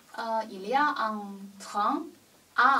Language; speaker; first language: French; non-native, learner; Chinese